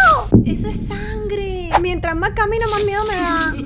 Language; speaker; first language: Spanish; native; Spanish